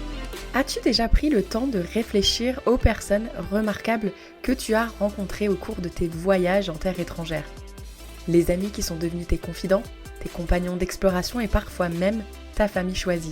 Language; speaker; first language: French; native; French